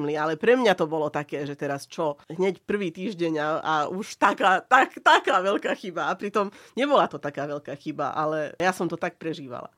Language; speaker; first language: Slovak; non-native, local second language; Hungarian